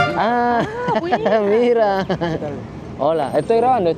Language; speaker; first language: Spanish; non-native, fluent; Indonesian